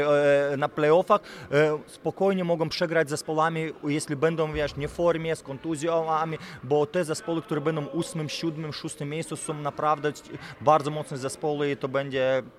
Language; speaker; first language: Polish; non-native, fluent; Lithuanian